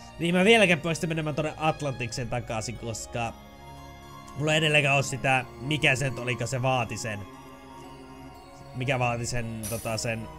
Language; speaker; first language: Finnish; native; Finnish